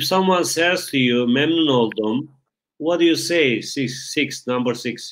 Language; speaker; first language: English; non-native, fluent; Turkish